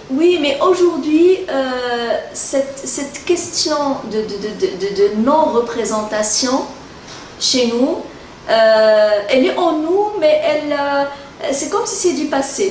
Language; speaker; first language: French; non-native, local second language; Arabic